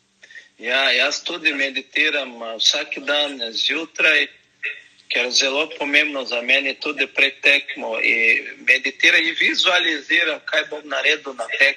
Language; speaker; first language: Slovenian; non-native, learner; Portuguese